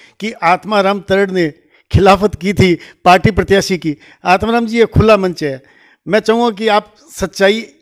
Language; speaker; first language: Hindi; native; Hindi